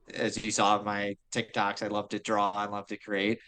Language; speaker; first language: English; native; English